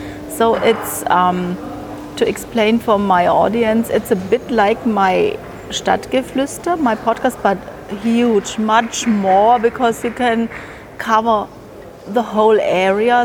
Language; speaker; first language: English; non-native, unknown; German